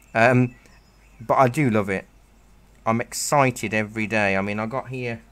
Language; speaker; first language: English; native; English